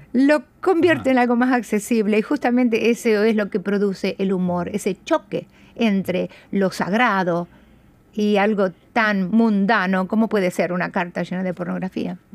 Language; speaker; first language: Spanish; native; Spanish